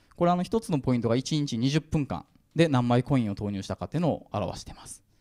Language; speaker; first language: Japanese; native; Japanese